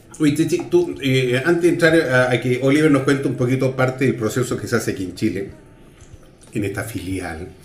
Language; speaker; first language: Spanish; native; Spanish